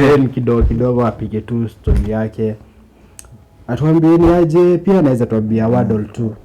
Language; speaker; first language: Swahili; native; Swahili